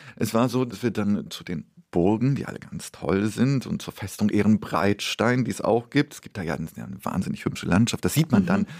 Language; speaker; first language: German; early bilingual, other home language; Polish